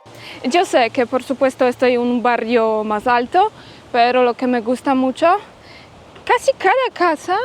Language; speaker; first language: Spanish; non-native, fluent; Polish